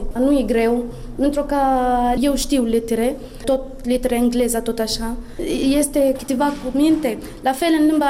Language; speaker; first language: Romanian; non-native, learner; Arabic